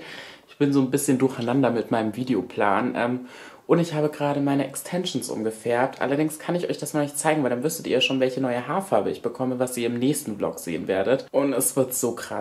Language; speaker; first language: German; native; German